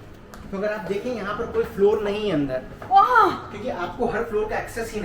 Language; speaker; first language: Hindi; native; Hindi